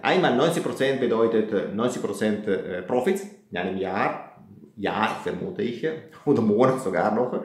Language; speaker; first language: German; non-native, fluent; Italian